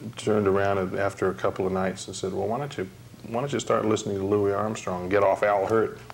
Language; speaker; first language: English; native; English